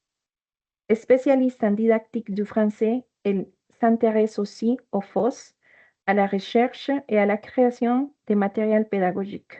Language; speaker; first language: French; non-native, fluent; Spanish